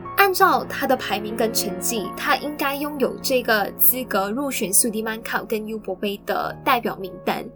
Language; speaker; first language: Chinese; native; Chinese